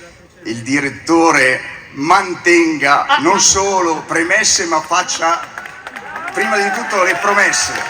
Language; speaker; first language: Italian; native; Italian